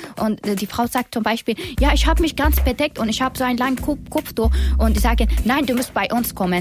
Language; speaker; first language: German; non-native, learner; Persian